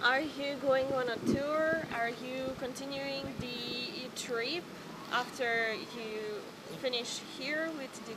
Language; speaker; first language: English; non-native, fluent; Serbian